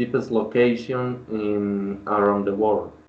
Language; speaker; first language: English; non-native, learner; Spanish